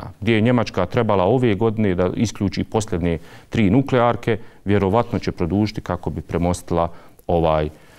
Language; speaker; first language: Serbian; native; Serbian